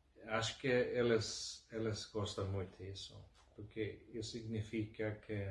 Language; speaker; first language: Portuguese; non-native, fluent; Swedish